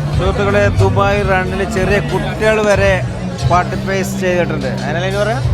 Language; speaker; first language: Malayalam; native; Malayalam